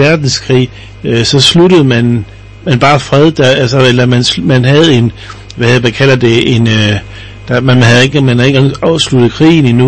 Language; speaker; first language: Danish; native; Danish